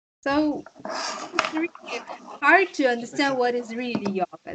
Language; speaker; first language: English; non-native, learner; Russian